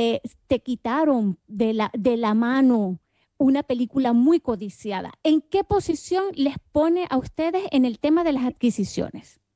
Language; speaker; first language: Spanish; native; Spanish